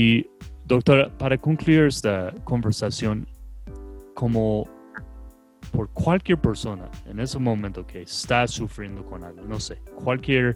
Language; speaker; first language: Spanish; non-native, fluent; English